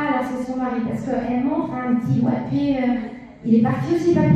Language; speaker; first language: French; native; French